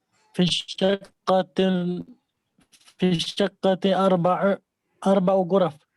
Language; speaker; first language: Arabic; non-native, learner; Urdu